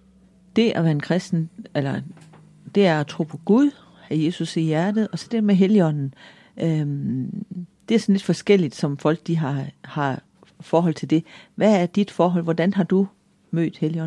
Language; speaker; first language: Danish; native; Danish